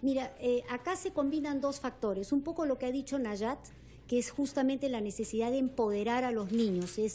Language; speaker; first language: Spanish; native; Spanish